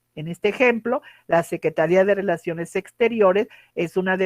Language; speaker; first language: Spanish; native; Spanish